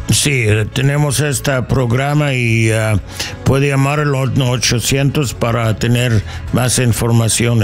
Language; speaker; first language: Spanish; non-native, learner; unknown